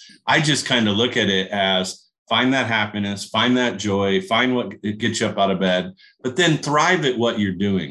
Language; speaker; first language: English; native; English